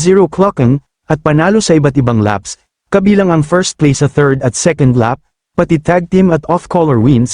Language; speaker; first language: Filipino; native; Filipino